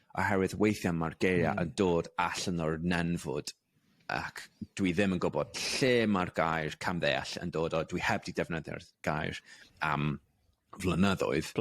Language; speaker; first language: Welsh; non-native, local second language; English